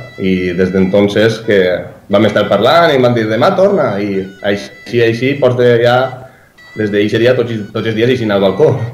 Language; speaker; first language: Catalan; native; Catalan